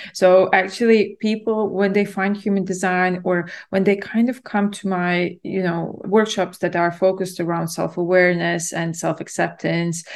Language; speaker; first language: English; non-native, fluent; Latvian